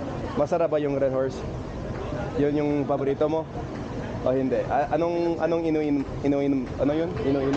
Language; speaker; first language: Filipino; non-native, learner; English